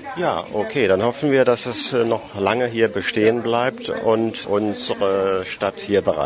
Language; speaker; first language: German; native; German